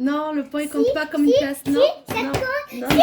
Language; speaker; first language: French; native; French